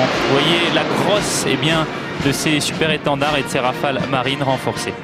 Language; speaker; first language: French; native; French